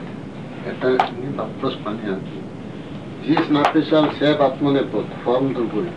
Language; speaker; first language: Russian; non-native, learner; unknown